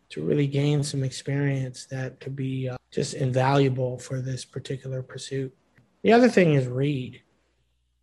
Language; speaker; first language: English; native; English